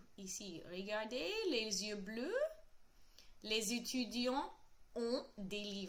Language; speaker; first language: French; non-native, fluent; English